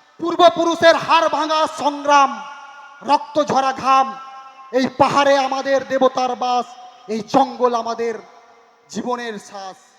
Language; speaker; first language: Bangla; non-native, local second language; Santali